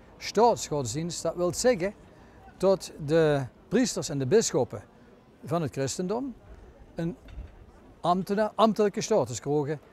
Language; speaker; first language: Dutch; non-native, local second language; Limburgish